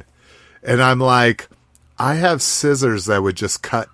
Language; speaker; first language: English; native; English